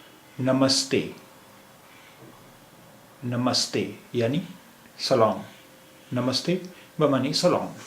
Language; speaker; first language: Persian; non-native, fluent; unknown